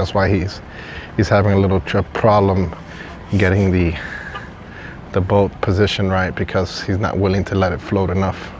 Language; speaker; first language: English; early bilingual, other home language; Spanish